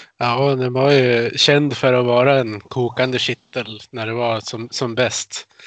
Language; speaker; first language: Swedish; native; Swedish